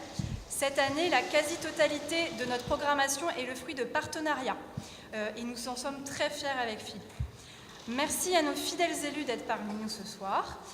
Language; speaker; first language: French; native; French